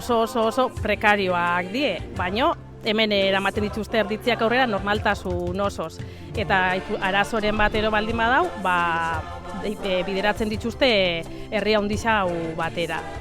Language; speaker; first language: Basque; native; Basque